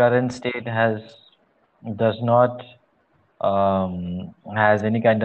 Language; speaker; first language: English; non-native, local second language; Malayalam